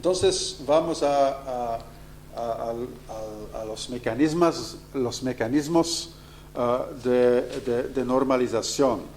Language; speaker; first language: Spanish; non-native, fluent; Dutch